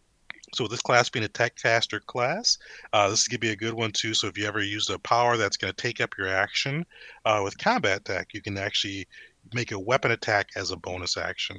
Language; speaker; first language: English; native; English